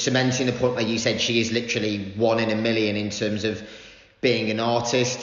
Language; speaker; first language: English; native; English